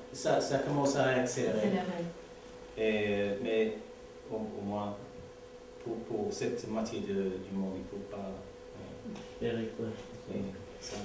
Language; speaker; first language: French; non-native, learner; English